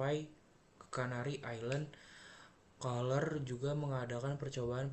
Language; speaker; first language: Indonesian; native; Indonesian